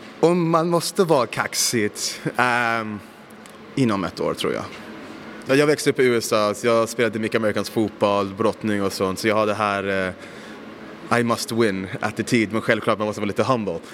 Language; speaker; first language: Swedish; non-native, fluent; English